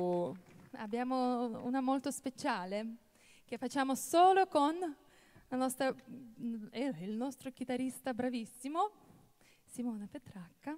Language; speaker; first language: Italian; non-native, fluent; Russian